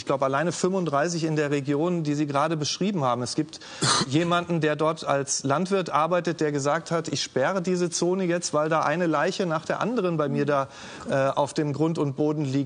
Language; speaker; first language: German; native; German